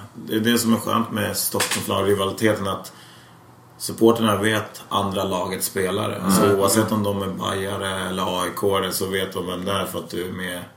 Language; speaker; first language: Swedish; early bilingual, other home language; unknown